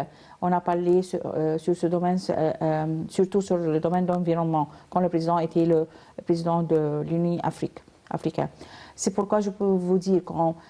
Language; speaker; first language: French; non-native, learner; Arabic